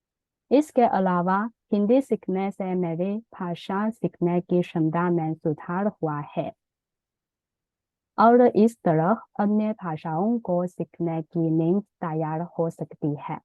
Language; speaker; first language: Hindi; non-native, learner; Chinese